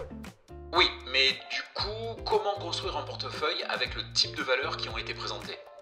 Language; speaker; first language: French; native; French